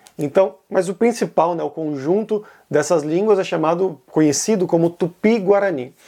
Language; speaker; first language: Portuguese; native; Portuguese